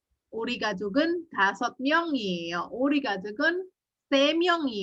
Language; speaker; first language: Korean; non-native, fluent; Indonesian